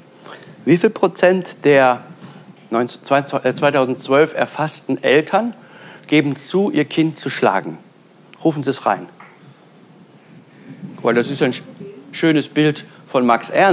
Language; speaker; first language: German; native; German